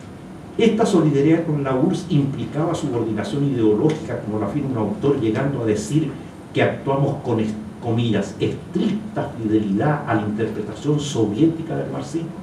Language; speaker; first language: Spanish; native; Spanish